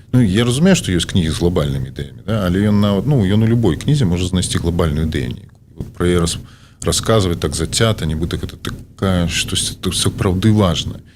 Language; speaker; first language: Belarusian; non-native, local second language; Russian